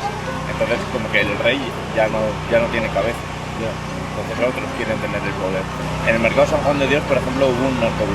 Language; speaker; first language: Spanish; native; Spanish